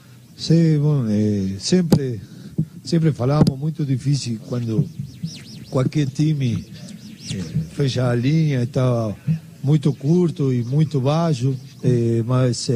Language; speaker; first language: Portuguese; non-native, learner; Spanish